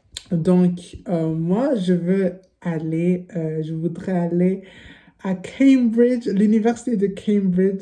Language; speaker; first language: French; non-native, learner; English